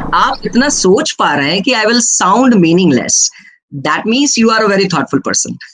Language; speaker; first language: Hindi; native; Hindi